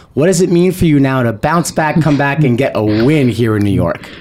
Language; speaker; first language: English; native; English